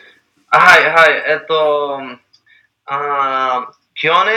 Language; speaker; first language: Japanese; non-native, learner; English